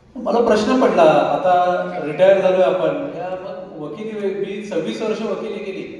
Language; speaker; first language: Marathi; native; Marathi